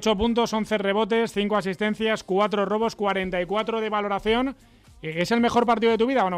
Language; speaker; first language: Spanish; native; Spanish